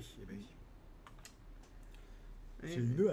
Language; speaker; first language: French; native; French